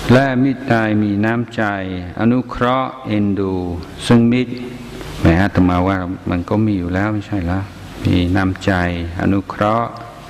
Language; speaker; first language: Thai; non-native, fluent; English